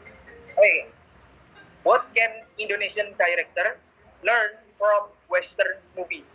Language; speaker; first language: English; non-native, learner; Indonesian